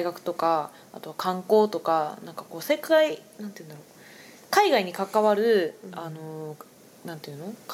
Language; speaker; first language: Japanese; native; Japanese